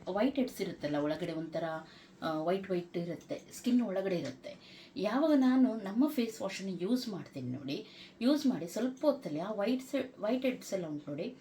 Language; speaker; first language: Kannada; non-native, local second language; Konkani